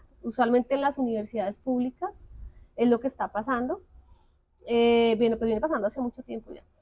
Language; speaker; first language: Spanish; native; Spanish